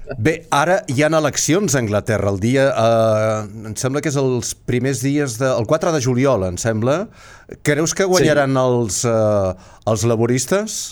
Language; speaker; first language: Catalan; native; Catalan